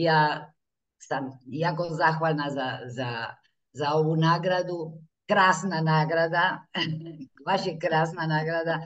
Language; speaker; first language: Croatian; early bilingual, heritage; Croatian